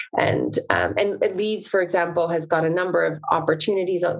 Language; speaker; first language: English; native; English